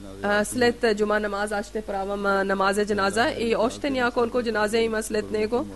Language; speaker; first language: Bulgarian; non-native, learner; Urdu